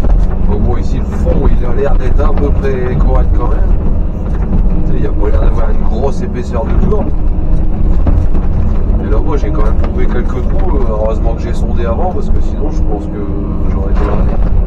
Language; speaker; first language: French; native; French